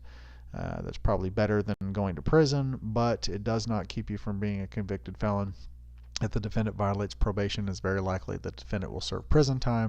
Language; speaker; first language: English; native; English